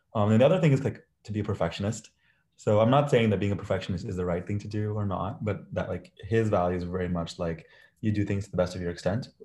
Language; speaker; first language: English; early bilingual, other home language; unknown